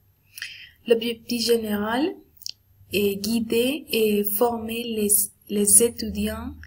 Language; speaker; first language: French; non-native, learner; Spanish